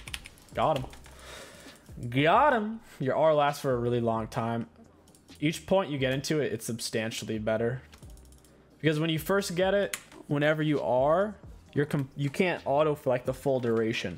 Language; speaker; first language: English; native; English